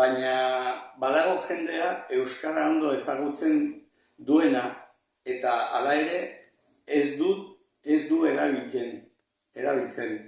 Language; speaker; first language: Basque; non-native, learner; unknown